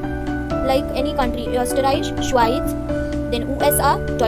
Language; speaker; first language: German; non-native, fluent; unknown